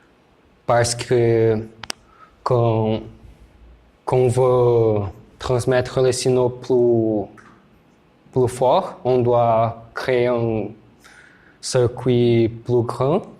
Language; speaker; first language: French; non-native, learner; Portuguese